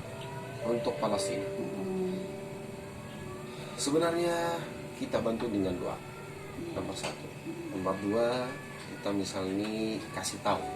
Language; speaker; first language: Indonesian; non-native, fluent; Arabic